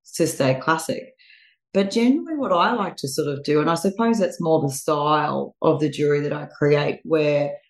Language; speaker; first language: English; native; English